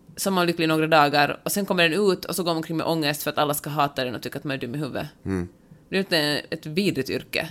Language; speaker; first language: Swedish; native; Swedish